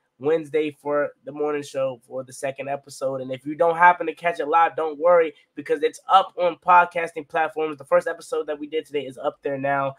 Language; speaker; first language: English; native; English